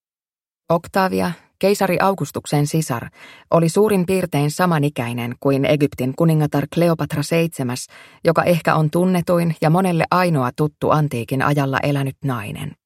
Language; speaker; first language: Finnish; native; Finnish